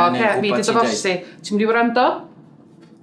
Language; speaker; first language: Welsh; native; Welsh